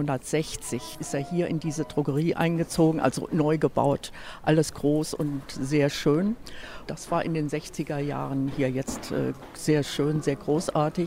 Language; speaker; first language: German; native; German